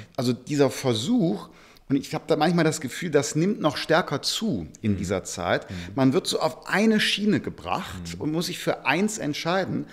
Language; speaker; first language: German; native; German